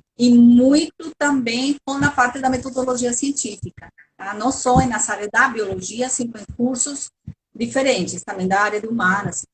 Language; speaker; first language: Portuguese; non-native, fluent; Spanish